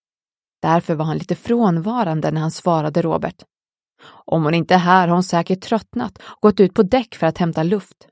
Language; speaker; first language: Swedish; native; Swedish